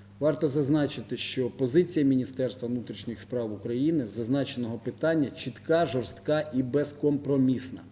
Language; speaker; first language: Ukrainian; native; Ukrainian